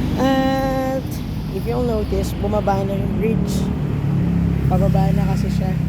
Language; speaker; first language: Filipino; native; Filipino